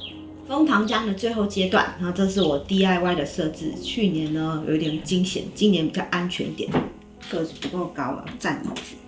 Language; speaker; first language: Chinese; native; Chinese